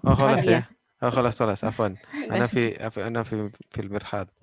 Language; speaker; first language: Arabic; non-native, fluent; Indonesian